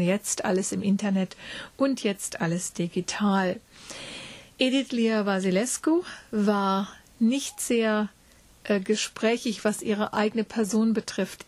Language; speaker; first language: German; native; German